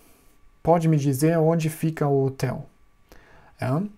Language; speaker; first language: Portuguese; non-native, fluent; German